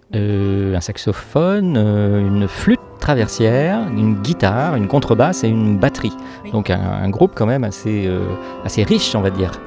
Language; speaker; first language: French; native; French